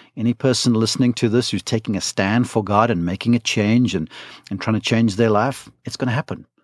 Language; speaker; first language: English; native; English